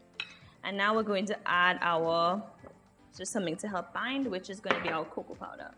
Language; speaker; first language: English; native; English